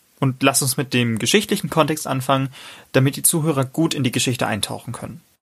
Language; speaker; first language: German; native; German